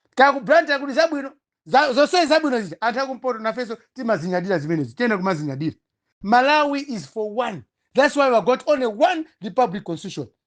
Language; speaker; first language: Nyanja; non-native, local second language; Tumbuka